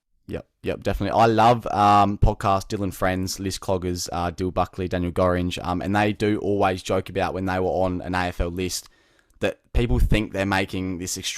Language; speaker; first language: English; native; English